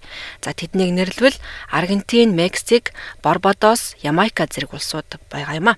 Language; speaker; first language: Mongolian; native; Mongolian